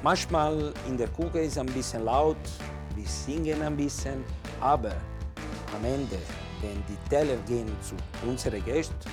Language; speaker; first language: German; non-native, learner; Italian